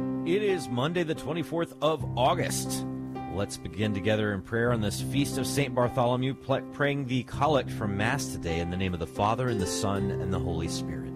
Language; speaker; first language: English; native; English